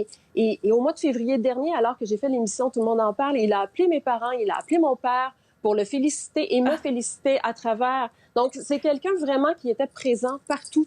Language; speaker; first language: French; native; French